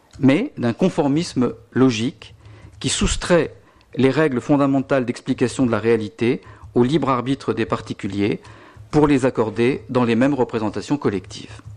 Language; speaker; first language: French; native; French